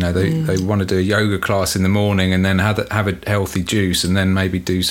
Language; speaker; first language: English; native; English